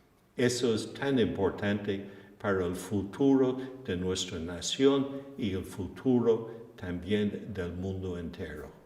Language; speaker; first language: Spanish; non-native, fluent; English